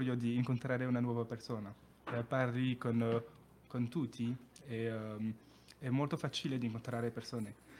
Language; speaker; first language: Italian; non-native, fluent; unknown